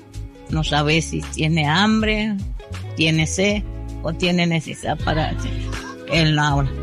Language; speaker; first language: Spanish; non-native, local second language; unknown